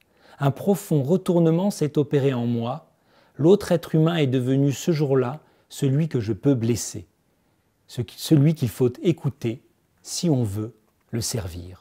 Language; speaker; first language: French; native; French